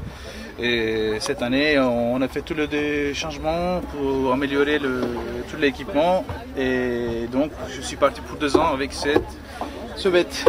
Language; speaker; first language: French; non-native, fluent; Turkish